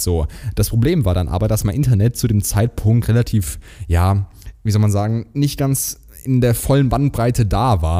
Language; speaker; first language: German; native; German